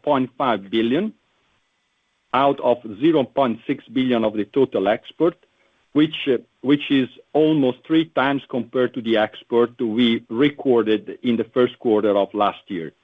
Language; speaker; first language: English; non-native, fluent; Italian